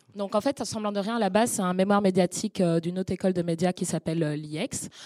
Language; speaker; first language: French; native; French